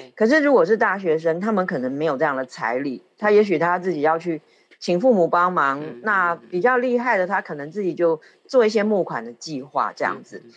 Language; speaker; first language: Chinese; native; Chinese